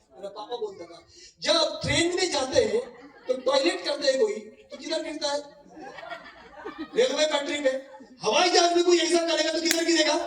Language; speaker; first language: Hindi; non-native, local second language; Bangla